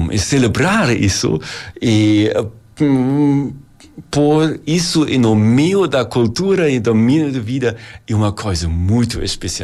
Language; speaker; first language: Portuguese; non-native, learner; German